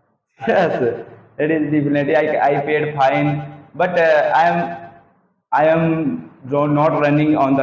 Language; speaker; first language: English; non-native, learner; Hindi